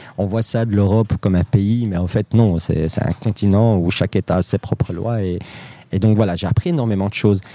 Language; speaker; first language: French; early bilingual, other home language; Riffian